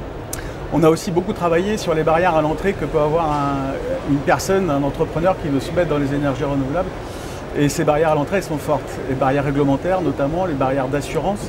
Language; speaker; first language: French; native; French